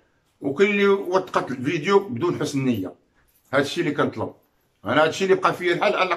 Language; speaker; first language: Arabic; native; Arabic